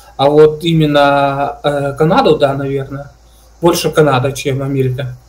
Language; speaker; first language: Russian; native; Russian